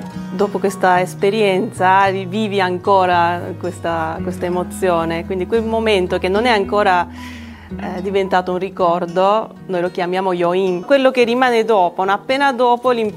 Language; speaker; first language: Italian; non-native, fluent; Japanese